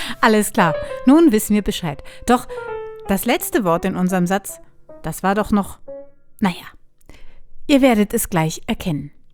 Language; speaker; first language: German; native; German